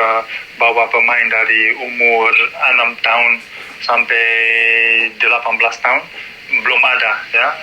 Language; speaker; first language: Indonesian; non-native, learner; Dutch